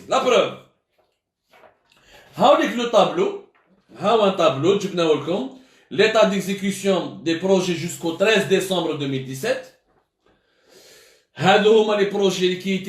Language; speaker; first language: French; non-native, local second language; Arabic